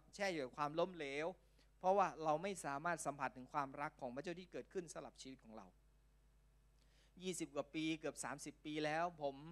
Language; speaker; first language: Thai; non-native, local second language; Lao